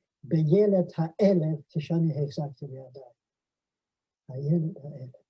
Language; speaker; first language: Hebrew; non-native, fluent; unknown